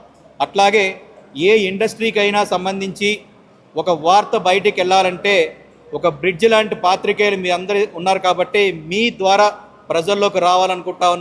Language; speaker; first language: Telugu; native; Telugu